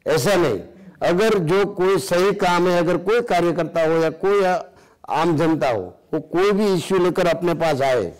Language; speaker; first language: Hindi; non-native, local second language; Gujarati